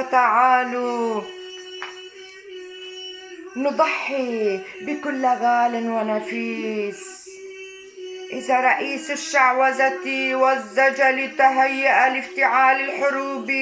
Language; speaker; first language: Arabic; non-native, local second language; Kurdish